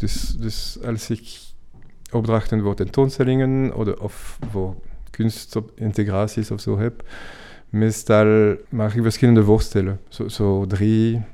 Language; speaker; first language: Dutch; non-native, fluent; French